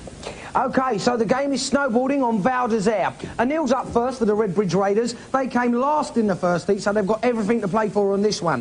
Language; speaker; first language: English; native; English